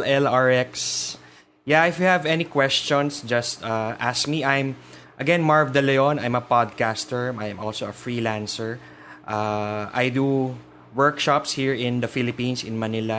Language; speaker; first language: English; non-native, local second language; Filipino